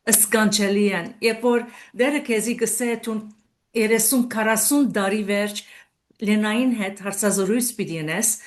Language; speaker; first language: Armenian; native; Armenian